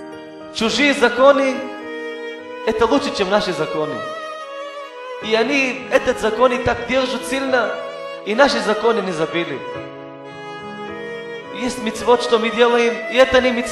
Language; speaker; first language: Russian; non-native, learner; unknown